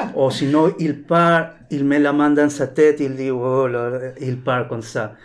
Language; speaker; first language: French; non-native, learner; Spanish